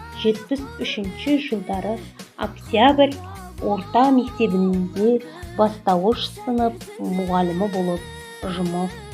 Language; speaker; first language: Kazakh; non-native, local second language; Uyghur